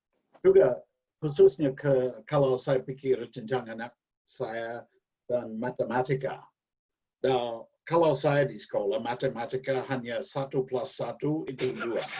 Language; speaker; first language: Indonesian; non-native, learner; English